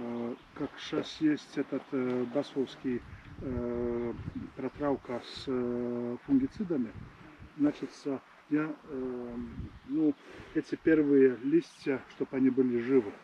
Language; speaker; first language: Russian; non-native, fluent; Latvian